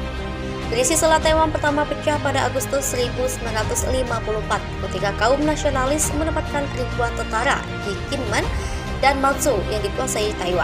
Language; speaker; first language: Indonesian; native; Indonesian